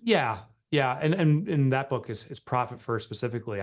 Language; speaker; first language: English; native; English